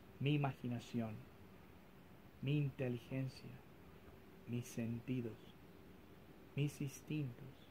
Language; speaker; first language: Spanish; native; Spanish